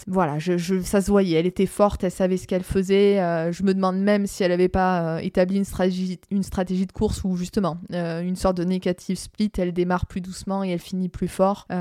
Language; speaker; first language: French; native; French